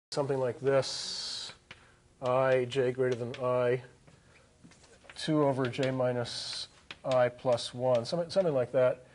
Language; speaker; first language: English; native; English